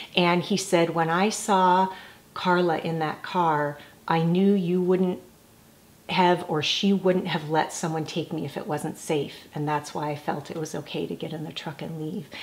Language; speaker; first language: English; native; English